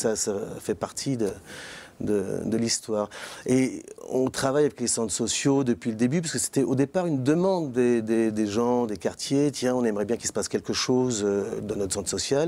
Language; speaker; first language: French; native; French